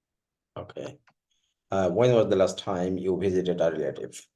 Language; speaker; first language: English; non-native, fluent; Bangla